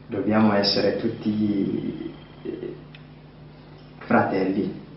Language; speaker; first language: Italian; non-native, learner; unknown